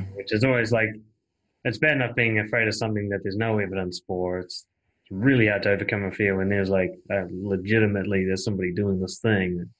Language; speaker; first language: English; native; English